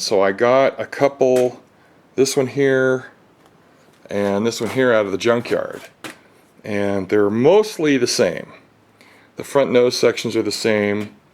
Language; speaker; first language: English; native; English